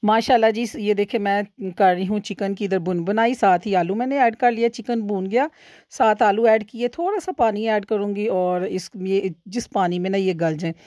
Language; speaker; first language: Urdu; non-native, local second language; Punjabi